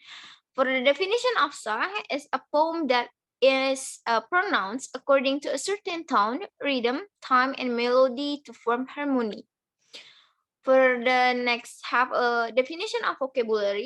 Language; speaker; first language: English; non-native, learner; Indonesian